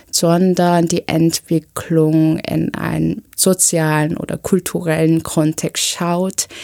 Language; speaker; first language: German; non-native, fluent; Korean